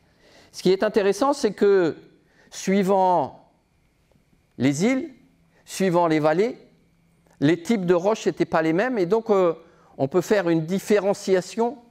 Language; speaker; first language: French; native; French